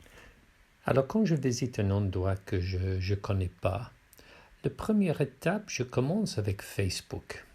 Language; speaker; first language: French; non-native, fluent; English